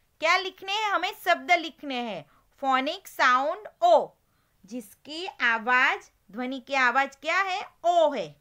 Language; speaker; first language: Hindi; non-native, local second language; Gujarati